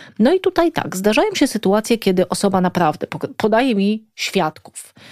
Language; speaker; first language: Polish; native; Polish